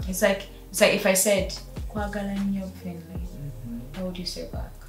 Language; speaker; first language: English; non-native, local second language; Ganda